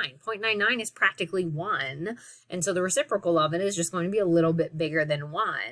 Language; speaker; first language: English; native; English